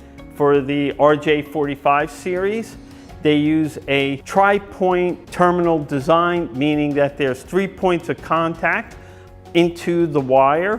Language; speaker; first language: English; native; English